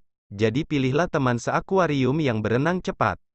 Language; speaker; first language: Indonesian; native; Indonesian